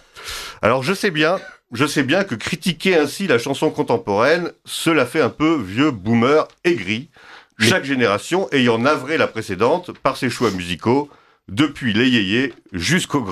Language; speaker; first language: French; native; French